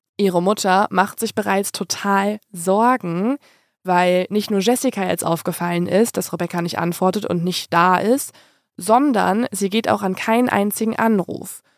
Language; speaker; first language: German; native; German